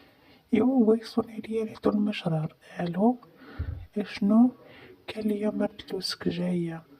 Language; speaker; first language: Arabic; native; Arabic